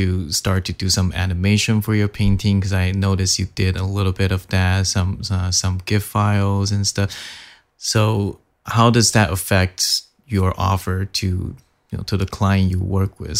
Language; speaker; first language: English; non-native, fluent; Chinese